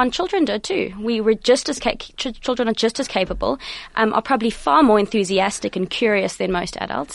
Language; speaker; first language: English; native; English